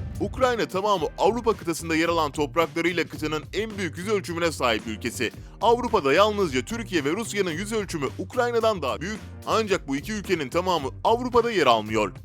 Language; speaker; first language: Turkish; native; Turkish